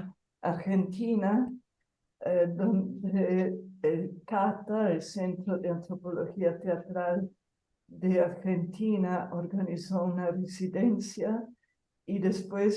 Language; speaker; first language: Spanish; non-native, fluent; Italian